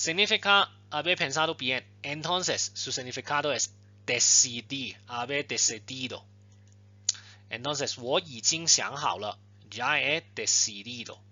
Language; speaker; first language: Spanish; non-native, fluent; Chinese